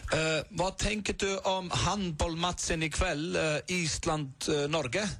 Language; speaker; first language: Swedish; non-native, learner; Icelandic